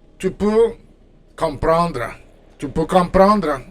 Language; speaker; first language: French; non-native, fluent; Spanish